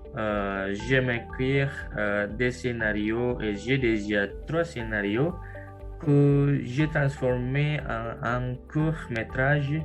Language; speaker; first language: French; non-native, learner; Indonesian